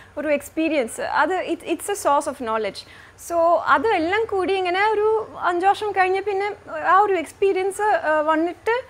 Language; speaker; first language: Malayalam; non-native, fluent; French